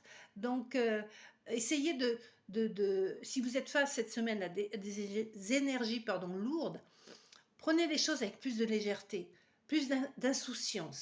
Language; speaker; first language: French; native; French